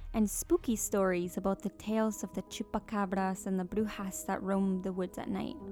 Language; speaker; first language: English; early bilingual, other home language; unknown